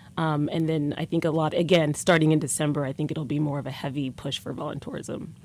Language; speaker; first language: English; native; English